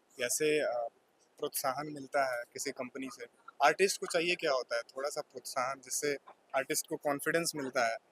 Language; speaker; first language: Hindi; native; Hindi